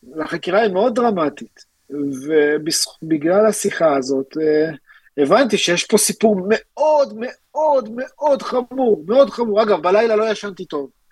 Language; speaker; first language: Hebrew; early bilingual, other home language; Russian